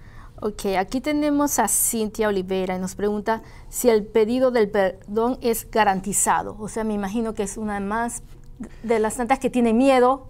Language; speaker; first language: Spanish; native; Spanish